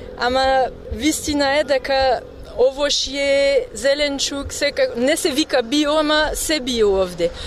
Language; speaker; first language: Macedonian; non-native, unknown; French